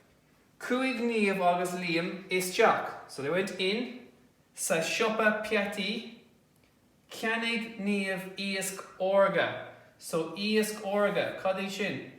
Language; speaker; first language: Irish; non-native, local second language; English